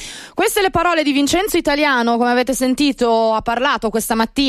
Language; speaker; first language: Italian; native; Italian